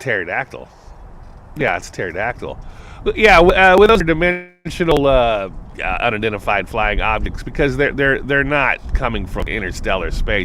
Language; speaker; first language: English; native; English